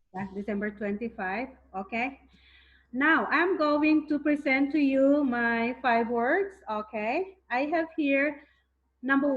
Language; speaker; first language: English; non-native, fluent; Thai